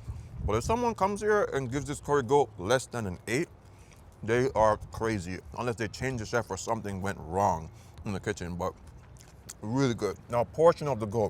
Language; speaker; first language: English; native; English